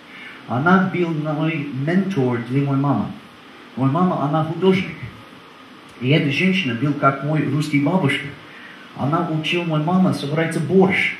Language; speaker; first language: Russian; non-native, learner; English